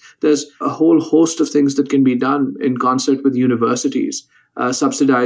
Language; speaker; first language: English; non-native, local second language; Urdu